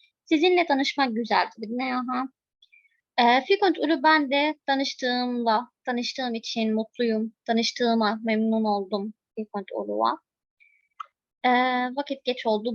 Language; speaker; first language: Turkish; non-native, fluent; Arabic